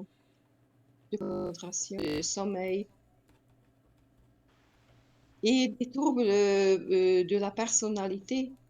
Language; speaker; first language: French; non-native, fluent; Hungarian